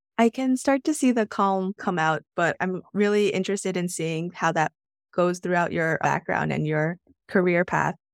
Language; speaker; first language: English; native; English